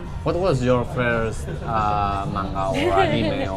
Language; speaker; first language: English; non-native, learner; Spanish